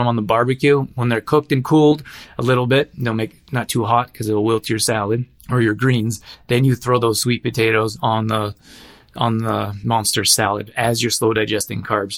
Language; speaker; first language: English; native; English